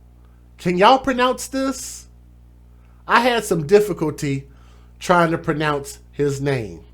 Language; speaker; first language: English; native; English